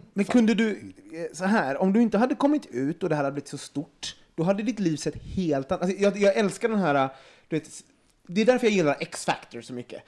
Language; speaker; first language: Swedish; native; Swedish